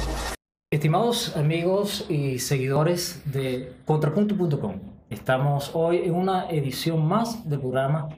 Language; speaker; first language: Spanish; native; Spanish